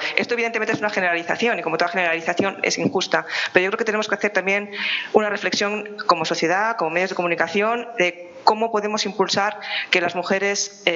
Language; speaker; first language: Spanish; native; Spanish